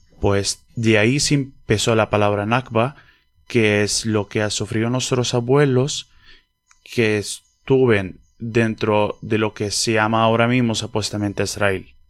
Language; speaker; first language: Spanish; non-native, fluent; Arabic